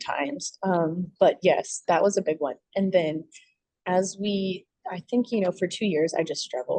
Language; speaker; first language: English; native; English